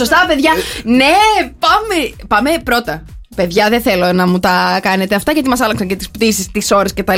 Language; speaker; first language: Greek; native; Greek